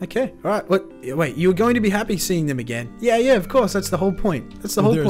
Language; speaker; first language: English; native; English